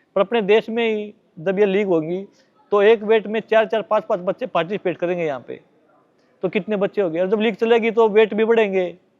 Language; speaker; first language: Hindi; native; Hindi